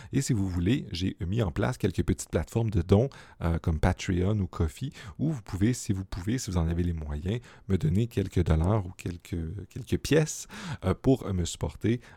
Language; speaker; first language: French; native; French